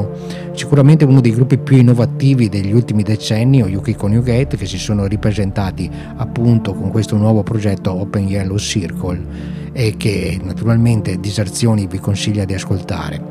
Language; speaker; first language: Italian; native; Italian